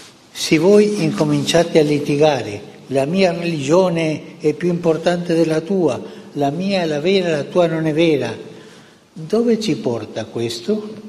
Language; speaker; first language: Italian; non-native, fluent; Spanish